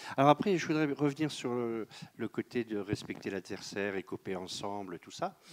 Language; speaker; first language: French; native; French